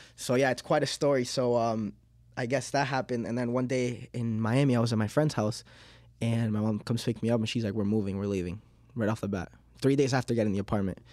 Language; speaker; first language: English; early bilingual, other home language; Spanish